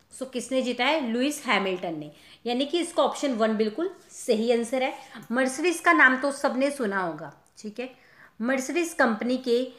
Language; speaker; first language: Hindi; non-native, local second language; Punjabi